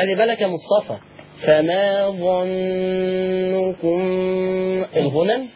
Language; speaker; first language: Arabic; native; Arabic